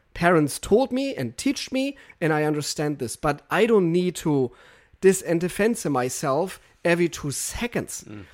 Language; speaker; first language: English; non-native, fluent; German